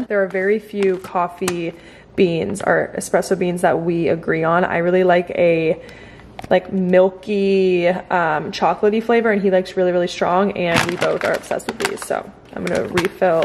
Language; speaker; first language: English; native; English